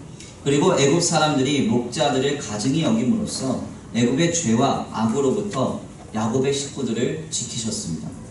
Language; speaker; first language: Korean; native; Korean